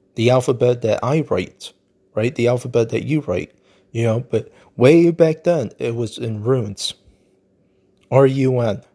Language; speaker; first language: English; native; English